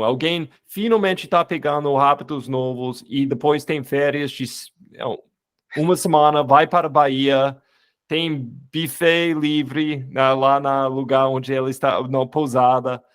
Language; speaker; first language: Portuguese; non-native, fluent; English